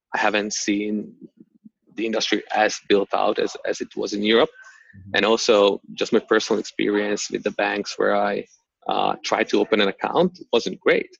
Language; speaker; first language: English; non-native, fluent; Slovak